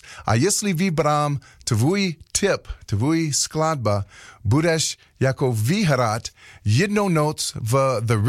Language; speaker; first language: Czech; non-native, learner; English